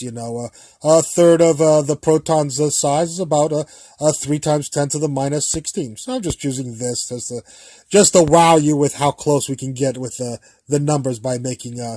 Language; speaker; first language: English; native; English